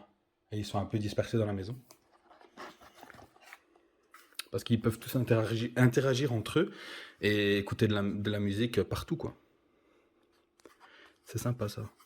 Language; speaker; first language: French; native; French